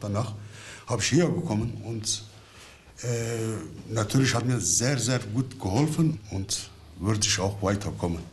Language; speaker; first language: German; non-native, learner; Turkish